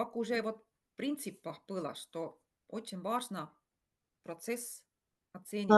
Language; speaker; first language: Russian; non-native, fluent; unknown